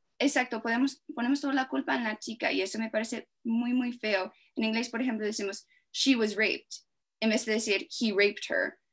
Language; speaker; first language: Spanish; non-native, fluent; English